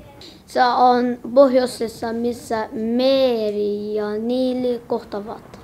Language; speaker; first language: Finnish; non-native, learner; Arabic